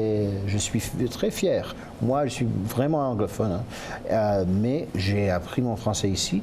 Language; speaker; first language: French; non-native, local second language; English